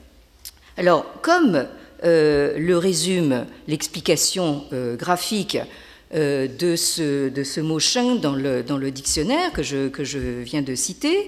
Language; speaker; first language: French; native; French